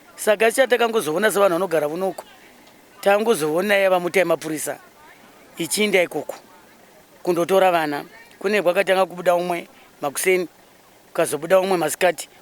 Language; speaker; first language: Shona; native; Shona